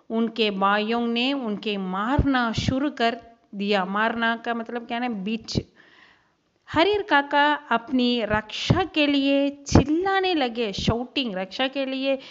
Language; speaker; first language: Hindi; non-native, local second language; Tamil